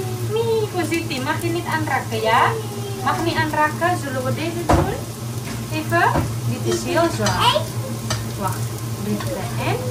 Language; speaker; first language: Dutch; non-native, learner; Indonesian